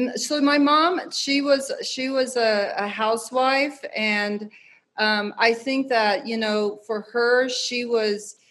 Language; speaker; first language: English; native; English